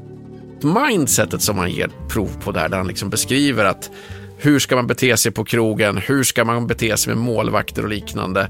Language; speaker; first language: Swedish; native; Swedish